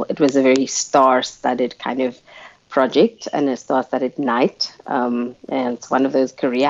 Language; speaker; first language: English; non-native, local second language; Afrikaans